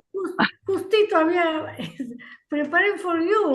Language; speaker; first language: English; non-native, learner; Spanish